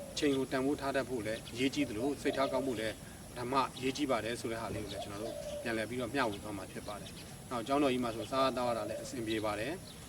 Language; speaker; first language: Burmese; native; Burmese